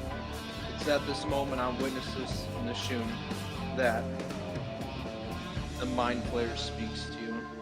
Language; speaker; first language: English; native; English